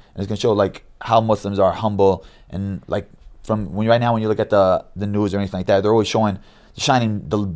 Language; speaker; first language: English; native; English